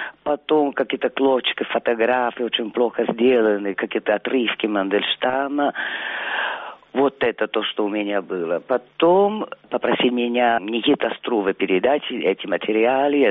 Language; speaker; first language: Russian; non-native, fluent; Italian